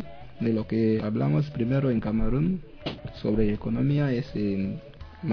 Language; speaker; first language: Spanish; non-native, learner; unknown